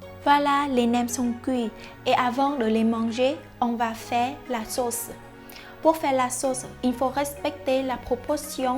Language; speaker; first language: French; non-native, fluent; Vietnamese